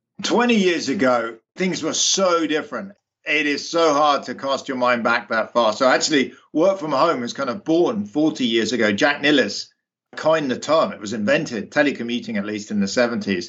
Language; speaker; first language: English; native; English